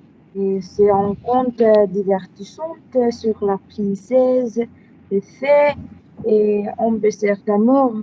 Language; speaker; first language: French; non-native, learner; Spanish